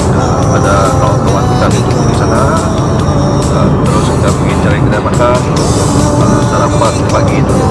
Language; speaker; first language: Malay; non-native, local second language; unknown